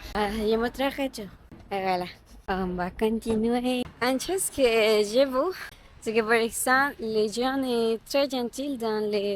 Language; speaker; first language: French; non-native, learner; Spanish